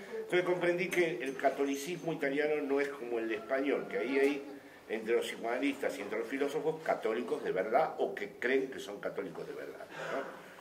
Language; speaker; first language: Spanish; native; Spanish